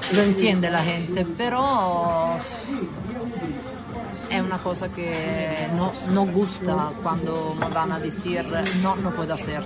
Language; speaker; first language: Spanish; non-native, fluent; Italian